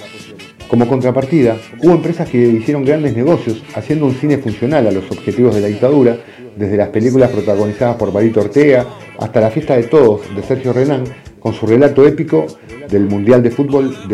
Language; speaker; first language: Spanish; native; Spanish